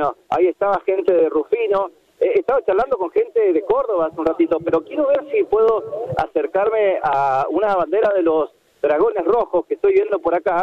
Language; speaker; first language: Spanish; native; Spanish